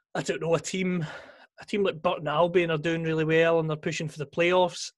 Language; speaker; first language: English; native; English